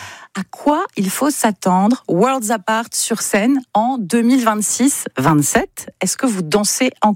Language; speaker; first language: French; native; French